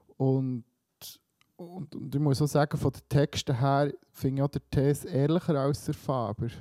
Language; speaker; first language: German; early bilingual, other home language; Swiss German